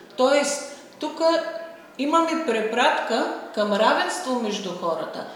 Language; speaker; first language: Bulgarian; non-native, fluent; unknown